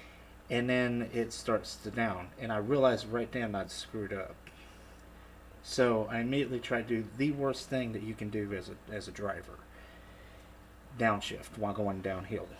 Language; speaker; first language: English; native; English